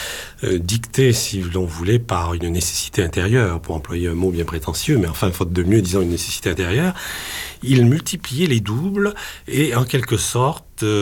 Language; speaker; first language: French; native; French